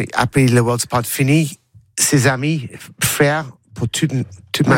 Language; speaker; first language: French; non-native, learner; English